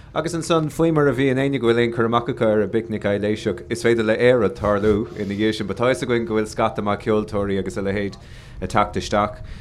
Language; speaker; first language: Irish; native; Irish